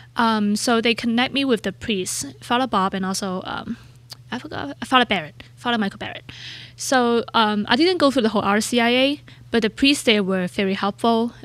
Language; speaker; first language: English; non-native, local second language; Cantonese